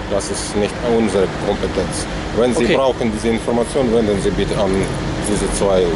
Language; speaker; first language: German; non-native, fluent; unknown